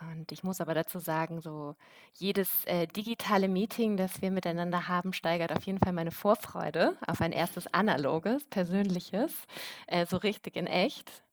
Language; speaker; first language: German; native; German